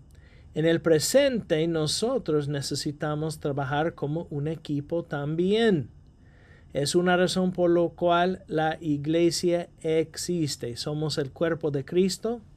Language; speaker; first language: Spanish; non-native, fluent; English